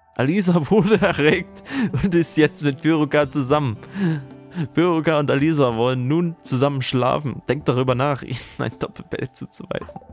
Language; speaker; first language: German; native; German